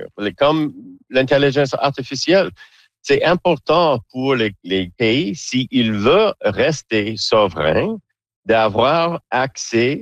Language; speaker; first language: French; non-native, learner; English